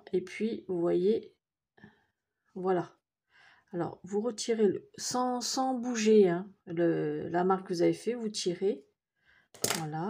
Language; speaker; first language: French; native; French